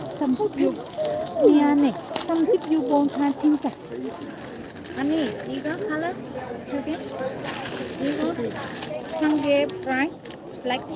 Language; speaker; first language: Korean; non-native, learner; Vietnamese